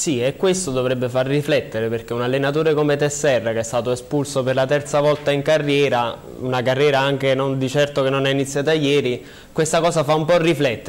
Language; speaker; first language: Italian; native; Italian